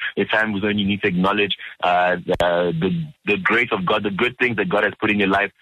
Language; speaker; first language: English; early bilingual, other home language; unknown